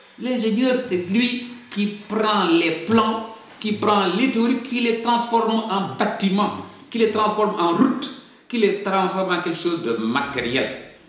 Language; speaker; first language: French; non-native, local second language; Wolof